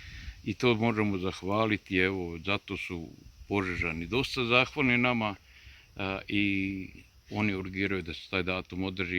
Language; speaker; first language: Croatian; native; Croatian